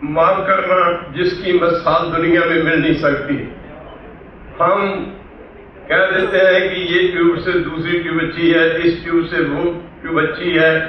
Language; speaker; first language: Urdu; non-native, local second language; Punjabi